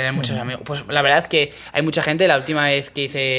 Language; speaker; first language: Spanish; native; Spanish